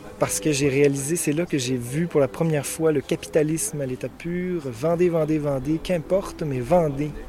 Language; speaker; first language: French; native; French